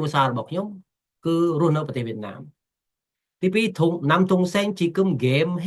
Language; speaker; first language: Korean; non-native, fluent; Khmer